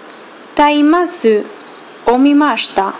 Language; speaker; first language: Japanese; non-native, learner; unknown